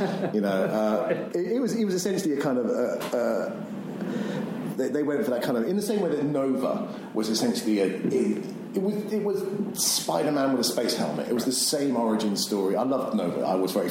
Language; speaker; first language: English; native; English